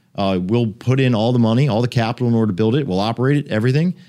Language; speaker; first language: English; native; English